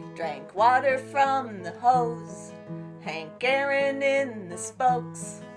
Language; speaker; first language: English; native; English